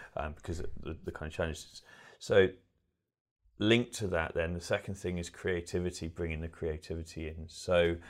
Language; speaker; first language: English; native; English